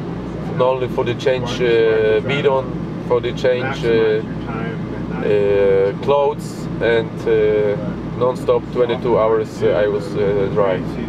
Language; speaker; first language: English; non-native, learner; Polish